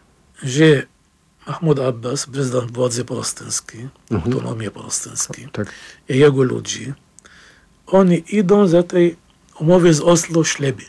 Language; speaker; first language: Polish; non-native, fluent; Arabic